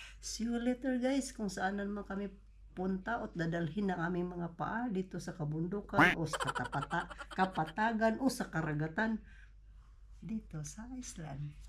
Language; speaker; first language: Filipino; non-native, local second language; Cebuano